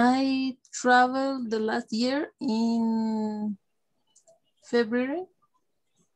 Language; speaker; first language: English; non-native, learner; Spanish